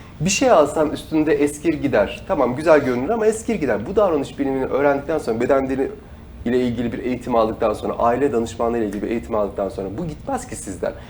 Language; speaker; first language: Turkish; native; Turkish